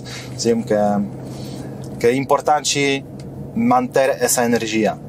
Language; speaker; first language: Spanish; non-native, learner; Polish